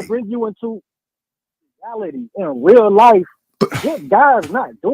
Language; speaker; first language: English; native; English